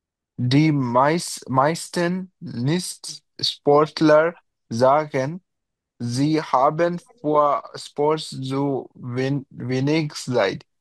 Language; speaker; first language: German; non-native, learner; Bangla